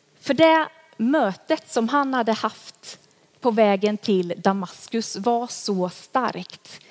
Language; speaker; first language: Swedish; native; Swedish